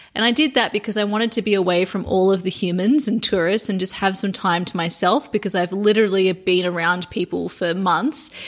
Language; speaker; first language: English; native; English